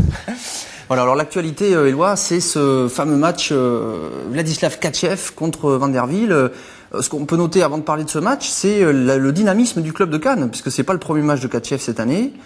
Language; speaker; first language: French; native; French